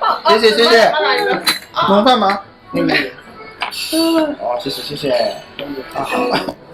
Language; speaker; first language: Chinese; non-native, fluent; Japanese